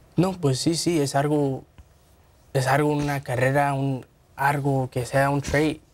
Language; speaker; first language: Spanish; early bilingual, heritage; Spanish